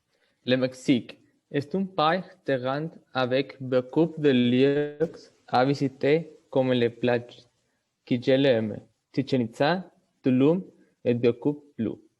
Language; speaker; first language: French; non-native, learner; Spanish